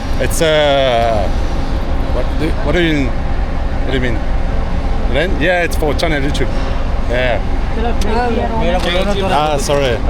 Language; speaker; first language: English; non-native, learner; French